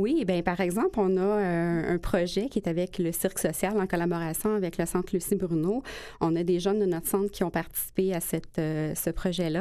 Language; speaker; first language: French; native; French